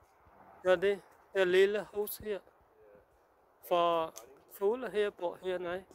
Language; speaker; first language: Danish; non-native, learner; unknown